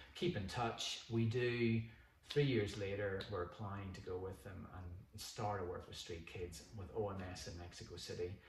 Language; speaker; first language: English; native; English